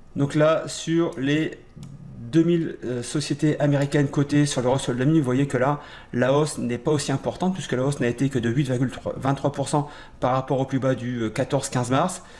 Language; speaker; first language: French; native; French